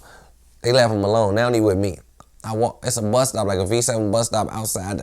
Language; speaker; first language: English; native; English